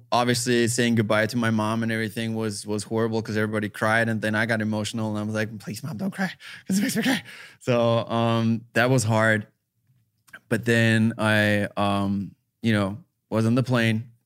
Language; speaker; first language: English; non-native, fluent; German